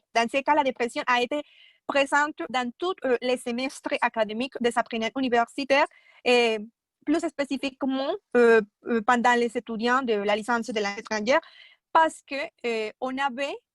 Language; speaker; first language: French; non-native, fluent; Spanish